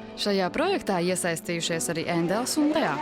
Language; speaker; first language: Latvian; native; Latvian